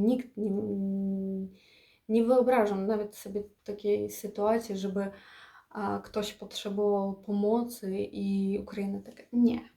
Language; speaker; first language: Polish; non-native, fluent; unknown